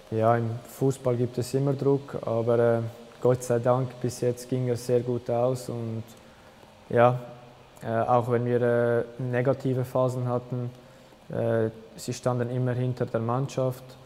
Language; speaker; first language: German; early bilingual, other home language; Albanian